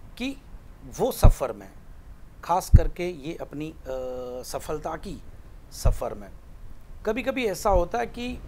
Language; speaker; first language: Hindi; non-native, local second language; Gujarati